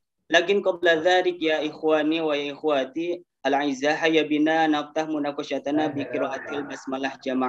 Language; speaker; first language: Arabic; non-native, learner; Indonesian